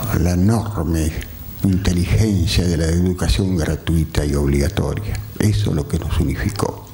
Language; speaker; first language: Spanish; native; Spanish